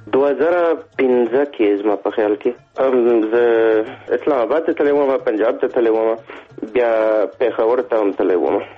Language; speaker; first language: Pashto; non-native, fluent; English